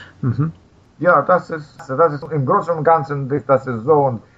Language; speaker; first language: German; non-native, learner; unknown